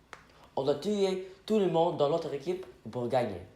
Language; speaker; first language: French; non-native, fluent; English